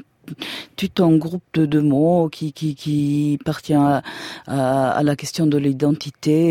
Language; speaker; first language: French; non-native, fluent; German